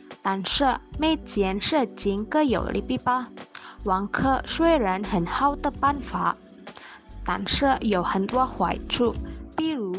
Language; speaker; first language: Chinese; non-native, learner; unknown